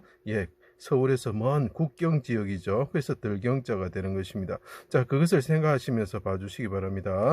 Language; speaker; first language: Korean; native; Korean